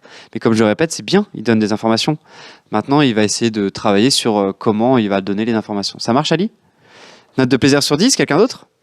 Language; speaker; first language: French; native; French